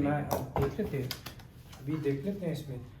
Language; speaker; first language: Urdu; native; Urdu